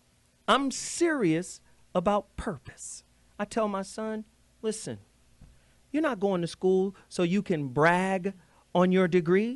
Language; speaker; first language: English; native; English